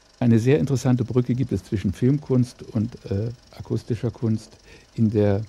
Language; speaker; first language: German; native; German